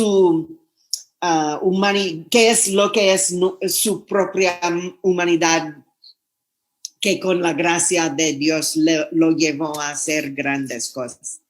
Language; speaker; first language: Spanish; non-native, fluent; English